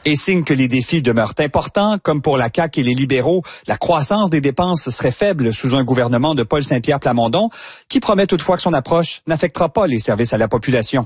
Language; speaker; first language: French; native; French